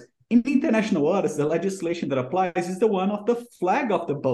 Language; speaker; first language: English; non-native, fluent; Portuguese